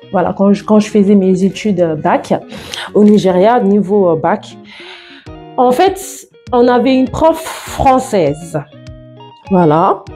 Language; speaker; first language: French; non-native, fluent; Yoruba